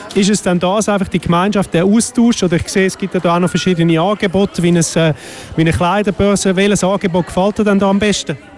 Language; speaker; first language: German; native; German